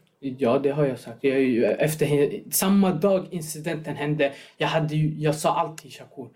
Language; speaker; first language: Swedish; non-native, fluent; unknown